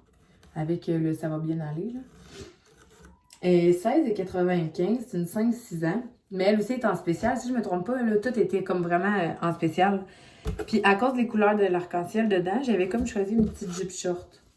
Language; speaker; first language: French; native; French